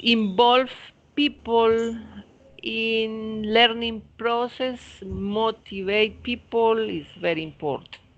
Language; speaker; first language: English; non-native, fluent; Spanish